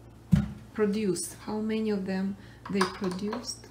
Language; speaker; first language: English; non-native, learner; Russian